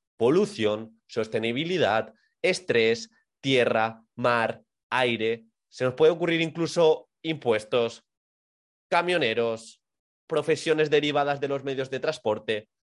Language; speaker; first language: Spanish; native; Spanish